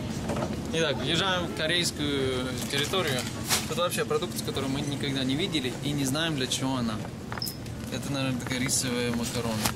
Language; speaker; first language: Russian; native; Russian